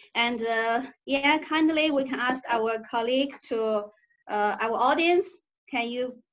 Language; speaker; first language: English; non-native, learner; Chinese